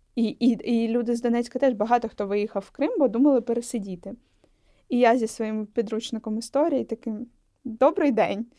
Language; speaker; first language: Ukrainian; non-native, local second language; Russian